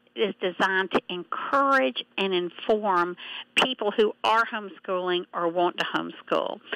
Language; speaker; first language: English; native; English